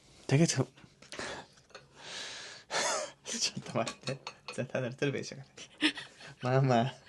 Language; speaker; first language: Mongolian; non-native, learner; Japanese